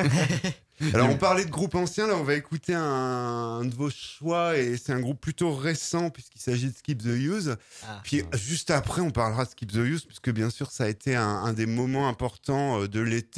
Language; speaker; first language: French; native; French